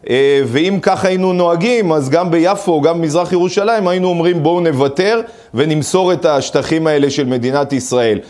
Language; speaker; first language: Hebrew; native; Hebrew